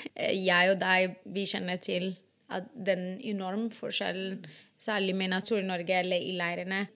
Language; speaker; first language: Norwegian; non-native, fluent; Arabic